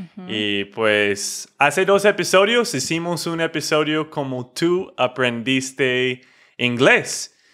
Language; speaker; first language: Spanish; non-native, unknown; English